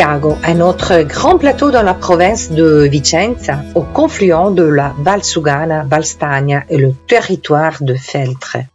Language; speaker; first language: French; non-native, fluent; Italian